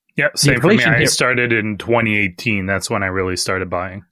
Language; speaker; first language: English; non-native, fluent; French